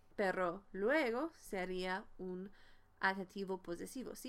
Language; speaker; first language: Spanish; non-native, fluent; English